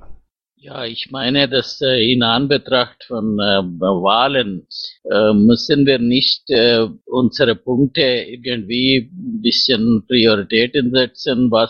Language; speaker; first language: German; non-native, fluent; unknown